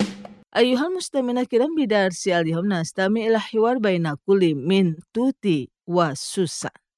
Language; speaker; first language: Arabic; non-native, fluent; Indonesian